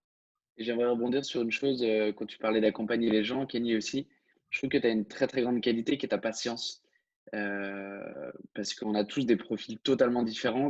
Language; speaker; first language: French; native; French